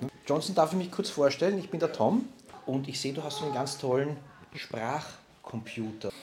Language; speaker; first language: German; native; German